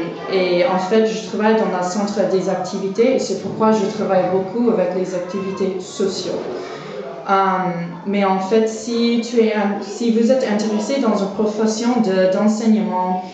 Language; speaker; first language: French; non-native, fluent; English